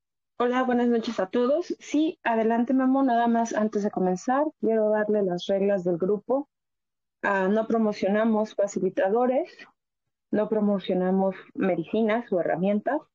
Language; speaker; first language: Spanish; native; Spanish